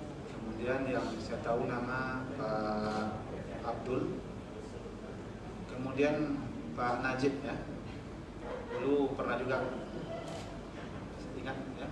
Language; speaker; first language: Indonesian; native; Indonesian